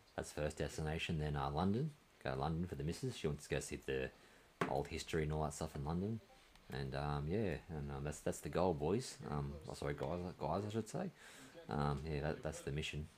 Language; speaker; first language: English; native; English